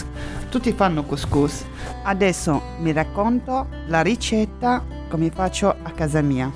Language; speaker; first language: Italian; non-native, local second language; Arabic